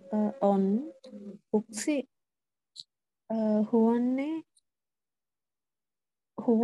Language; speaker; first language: Finnish; non-native, learner; Tamil